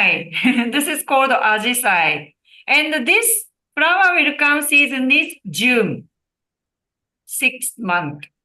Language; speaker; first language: English; non-native, learner; Japanese